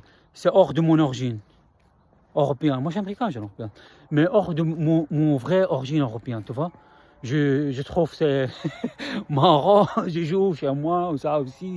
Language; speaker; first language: French; non-native, learner; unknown